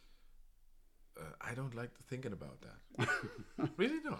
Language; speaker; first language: English; non-native, fluent; German